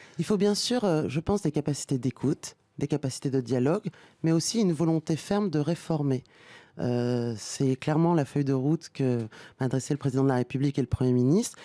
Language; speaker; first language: French; native; French